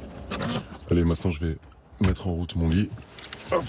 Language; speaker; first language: French; native; French